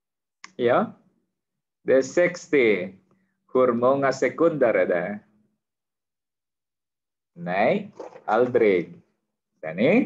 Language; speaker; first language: Swedish; non-native, fluent; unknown